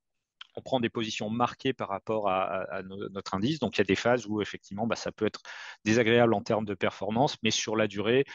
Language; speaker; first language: French; native; French